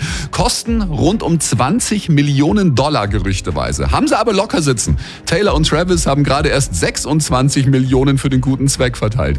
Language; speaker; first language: German; native; German